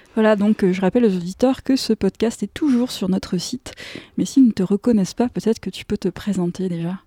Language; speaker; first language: French; native; French